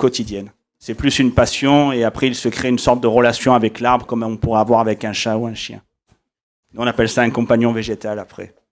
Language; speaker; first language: French; native; French